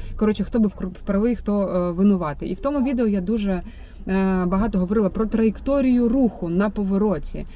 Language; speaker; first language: Ukrainian; non-native, local second language; Russian